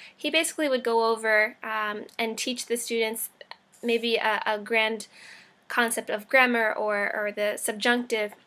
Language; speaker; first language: English; native; English